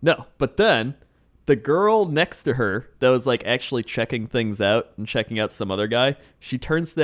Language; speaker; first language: English; native; English